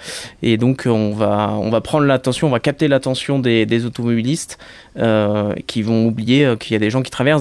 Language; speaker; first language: French; native; French